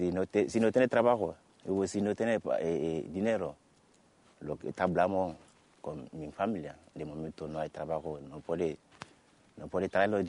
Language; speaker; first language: Spanish; non-native, learner; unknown